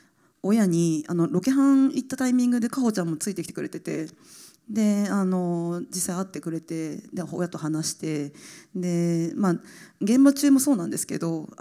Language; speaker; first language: Japanese; native; Japanese